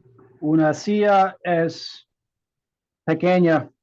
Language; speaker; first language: Spanish; non-native, learner; English